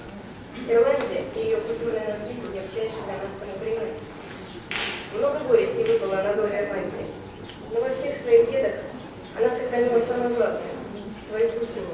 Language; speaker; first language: Russian; native; Russian